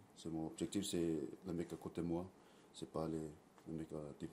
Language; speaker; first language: French; non-native, learner; English